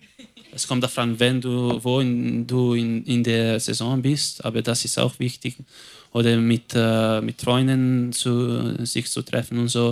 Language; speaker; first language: German; non-native, local second language; Italian